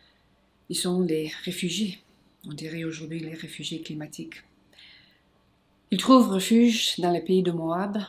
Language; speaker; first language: French; non-native, local second language; English